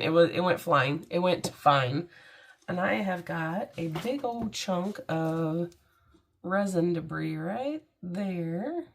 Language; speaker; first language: English; native; English